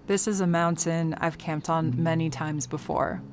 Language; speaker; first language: English; native; English